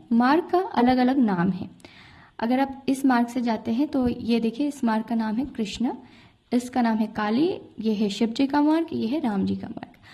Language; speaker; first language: Hindi; non-native, local second language; Bangla